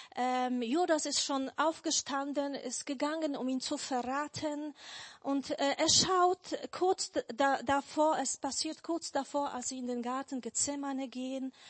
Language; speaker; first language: German; non-native, fluent; Polish